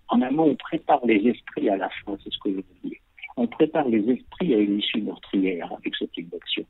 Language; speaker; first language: French; native; French